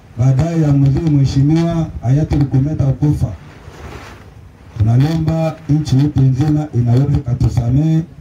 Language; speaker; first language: Swahili; native; Swahili